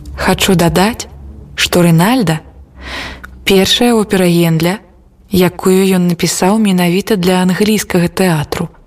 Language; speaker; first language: Belarusian; native; Belarusian